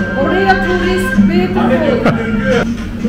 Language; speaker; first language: English; non-native, learner; Turkish